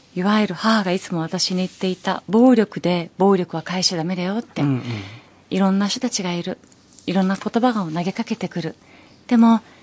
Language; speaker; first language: Japanese; early bilingual, other home language; Persian